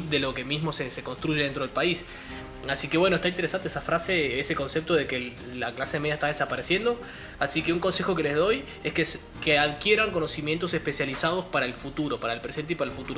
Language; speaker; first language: Spanish; native; Spanish